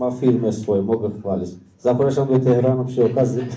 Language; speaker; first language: Polish; non-native, learner; Persian